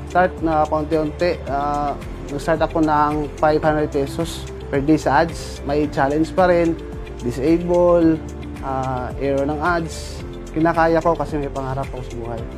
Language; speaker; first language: Filipino; non-native, local second language; Cebuano